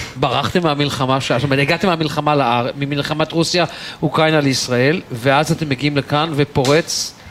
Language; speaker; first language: Hebrew; native; Hebrew